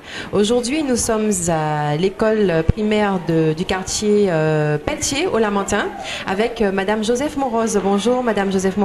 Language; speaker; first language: French; native; French